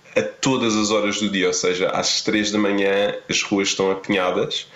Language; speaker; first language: Portuguese; native; Portuguese